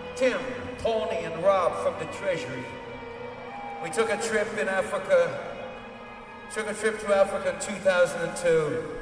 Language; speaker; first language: English; native; English